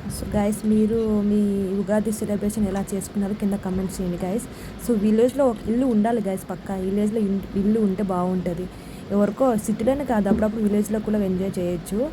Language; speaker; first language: Telugu; non-native, local second language; Lambadi